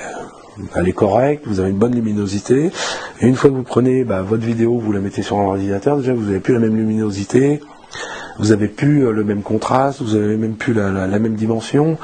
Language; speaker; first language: French; native; French